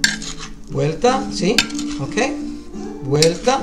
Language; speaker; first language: Spanish; early bilingual, other home language; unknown